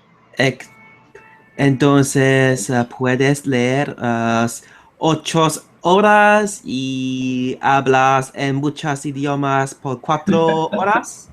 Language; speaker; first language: Spanish; non-native, learner; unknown